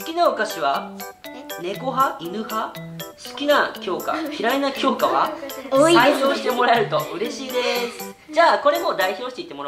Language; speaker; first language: Japanese; native; Japanese